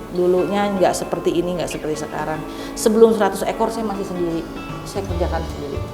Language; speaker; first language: Indonesian; native; Indonesian